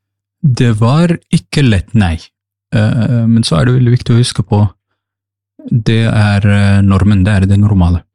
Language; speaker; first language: Norwegian; non-native, fluent; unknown